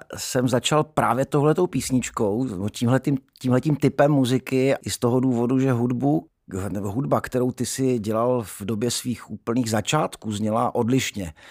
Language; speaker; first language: Czech; native; Czech